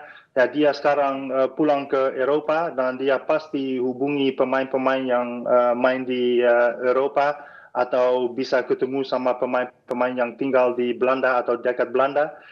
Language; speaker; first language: Indonesian; non-native, fluent; Dutch